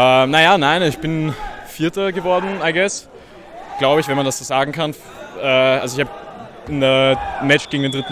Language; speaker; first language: German; native; German